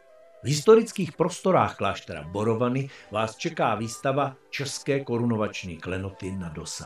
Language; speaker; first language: Czech; native; Czech